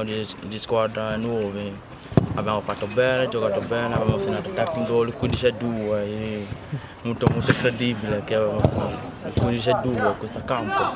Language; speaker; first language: Italian; non-native, learner; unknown